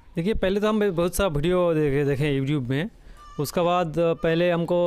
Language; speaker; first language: Hindi; non-native, local second language; Bangla